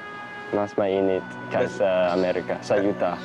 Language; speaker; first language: Filipino; non-native, learner; English